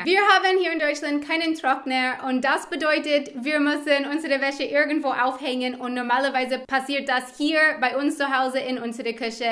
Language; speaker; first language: German; non-native, fluent; English